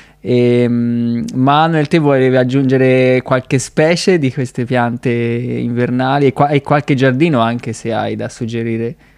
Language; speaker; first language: Italian; native; Italian